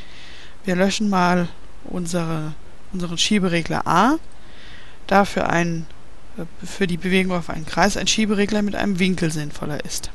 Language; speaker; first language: German; native; German